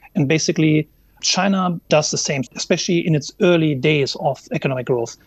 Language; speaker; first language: English; non-native, fluent; German